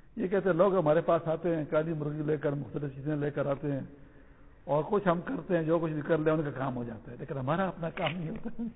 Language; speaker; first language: Urdu; non-native, local second language; Pashto